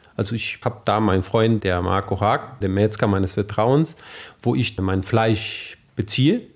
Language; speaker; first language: German; non-native, fluent; Spanish